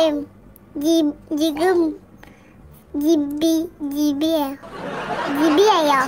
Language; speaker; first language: Korean; non-native, learner; Indonesian